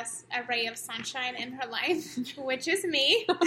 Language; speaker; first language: English; non-native, fluent; Estonian